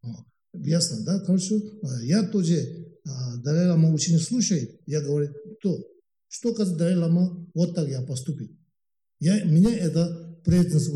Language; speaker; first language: Russian; non-native, learner; Tibetan